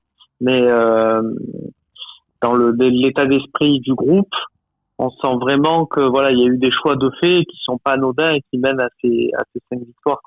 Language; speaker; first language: French; native; French